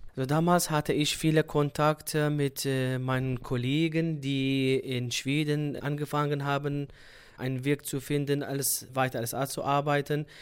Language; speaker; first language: German; non-native, fluent; Arabic